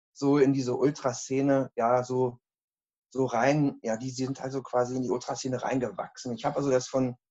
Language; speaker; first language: German; native; German